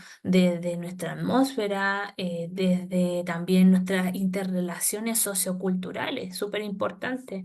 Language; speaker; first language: Spanish; native; Spanish